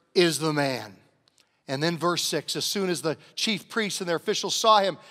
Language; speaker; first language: English; native; English